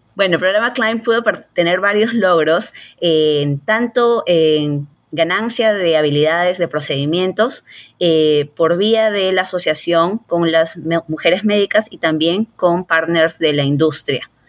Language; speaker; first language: Spanish; native; Spanish